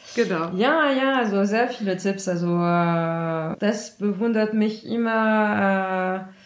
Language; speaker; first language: German; non-native, fluent; French